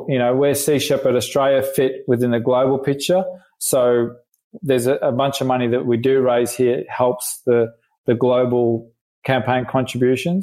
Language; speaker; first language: English; native; English